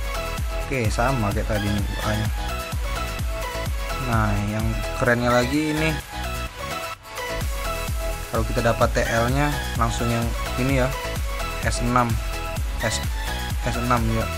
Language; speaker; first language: Indonesian; native; Indonesian